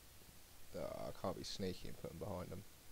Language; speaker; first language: English; native; English